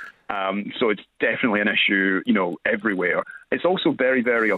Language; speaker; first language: English; native; English